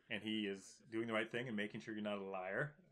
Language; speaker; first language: English; native; English